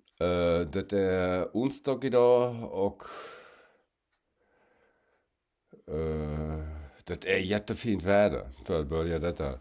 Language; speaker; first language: Swedish; non-native, fluent; German